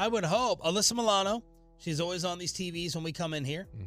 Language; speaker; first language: English; native; English